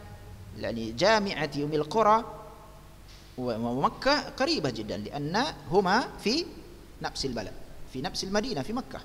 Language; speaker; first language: Arabic; non-native, fluent; Indonesian